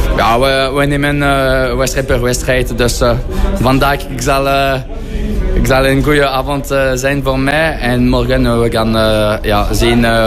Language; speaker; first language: Dutch; non-native, fluent; French